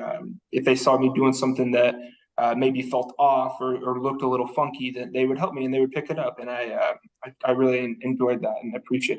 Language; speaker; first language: English; native; English